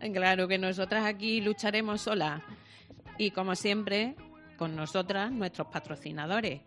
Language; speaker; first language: Spanish; native; Spanish